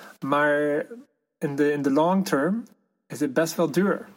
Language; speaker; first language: Dutch; non-native, fluent; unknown